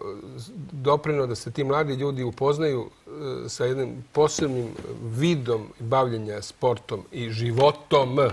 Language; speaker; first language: Croatian; native; Croatian